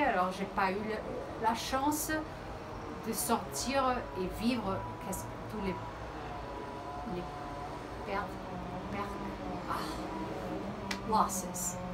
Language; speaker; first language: French; early bilingual, heritage; Portuguese